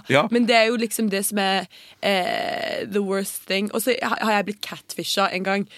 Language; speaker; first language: Norwegian; early bilingual, heritage; Norwegian